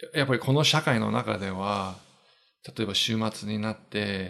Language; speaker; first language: Japanese; non-native, fluent; English